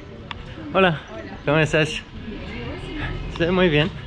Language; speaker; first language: Spanish; non-native, learner; English